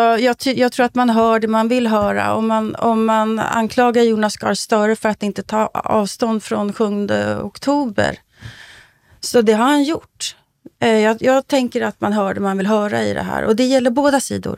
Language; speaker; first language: Swedish; native; Swedish